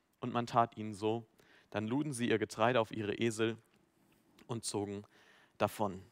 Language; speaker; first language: German; native; German